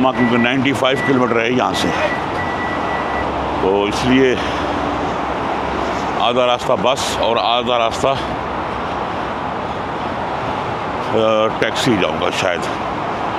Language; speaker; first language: Urdu; non-native, local second language; Punjabi